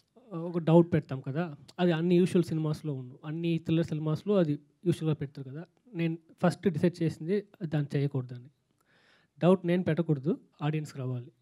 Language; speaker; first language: Telugu; non-native, fluent; Tamil